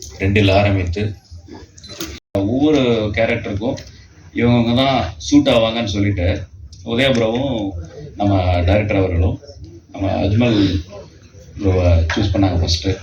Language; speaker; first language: Tamil; native; Tamil